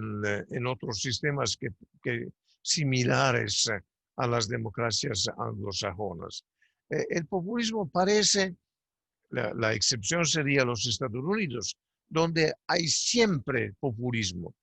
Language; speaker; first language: Spanish; non-native, fluent; Italian